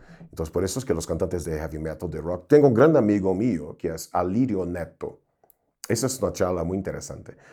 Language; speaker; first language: Spanish; non-native, fluent; Portuguese